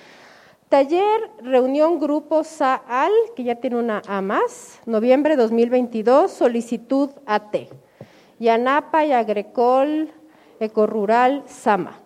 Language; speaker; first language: Spanish; native; Spanish